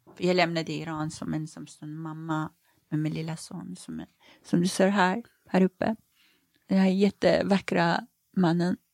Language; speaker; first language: Swedish; non-native, fluent; Persian